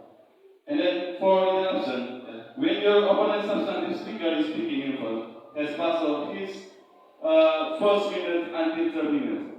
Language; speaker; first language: English; non-native, local second language; Indonesian